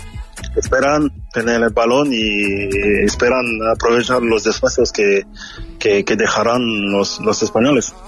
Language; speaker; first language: Spanish; non-native, fluent; French